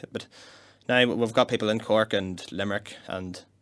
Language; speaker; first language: English; native; English